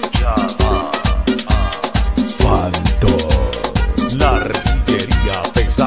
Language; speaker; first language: Spanish; native; Spanish